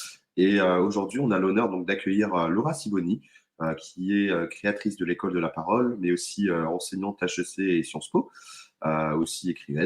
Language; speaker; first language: French; native; French